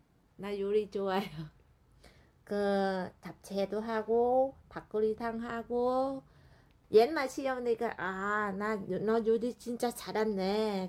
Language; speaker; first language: Korean; non-native, learner; Vietnamese